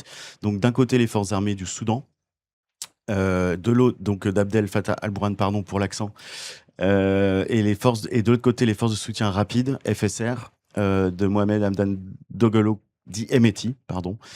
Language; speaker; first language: French; native; French